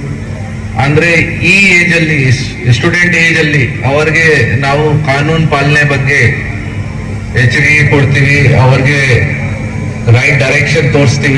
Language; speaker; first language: Kannada; non-native, local second language; Hindi